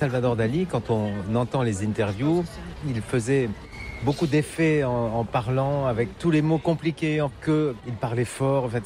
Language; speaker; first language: French; native; French